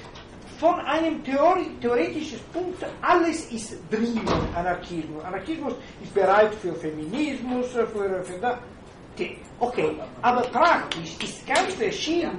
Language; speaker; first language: German; non-native, fluent; Italian